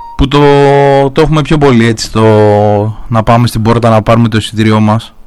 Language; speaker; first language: Greek; native; Greek